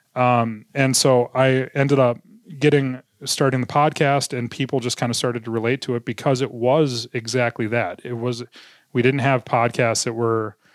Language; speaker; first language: English; native; English